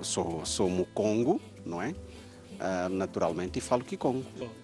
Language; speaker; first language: Portuguese; non-native, local second language; Kongo